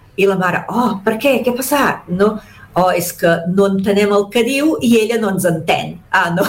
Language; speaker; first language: Catalan; early bilingual, heritage; Catalan